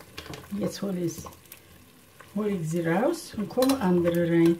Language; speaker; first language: German; non-native, fluent; Russian